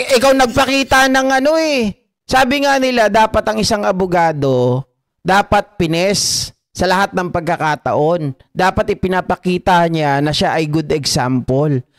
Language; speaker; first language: Filipino; native; Filipino